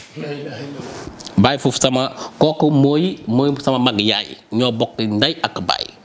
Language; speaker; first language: Wolof; non-native, local second language; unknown